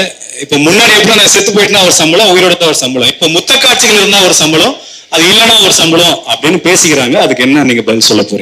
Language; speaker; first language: Tamil; native; Tamil